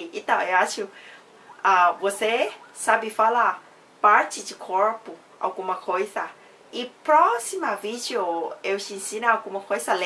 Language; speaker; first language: Portuguese; non-native, fluent; Thai